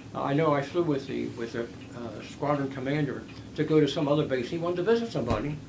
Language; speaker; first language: English; native; English